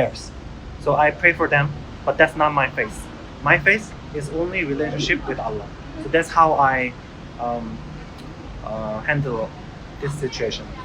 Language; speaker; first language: English; non-native, learner; Korean